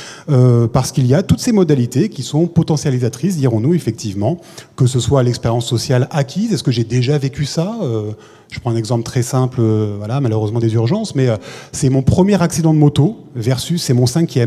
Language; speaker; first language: French; native; French